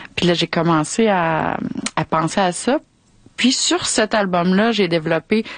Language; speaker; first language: French; native; French